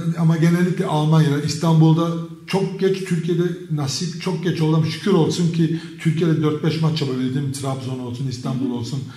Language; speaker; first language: Turkish; early bilingual, heritage; Turkish